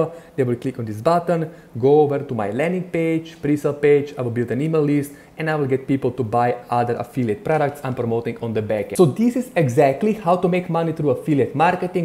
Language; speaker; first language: English; non-native, fluent; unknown